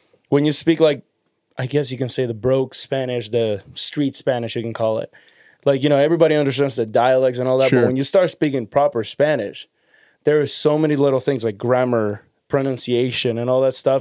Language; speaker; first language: English; non-native, fluent; Spanish